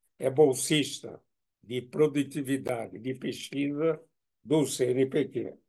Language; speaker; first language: Portuguese; native; Portuguese